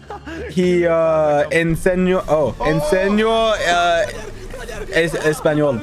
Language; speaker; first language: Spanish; non-native, learner; English